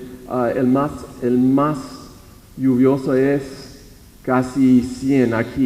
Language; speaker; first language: Spanish; non-native, fluent; English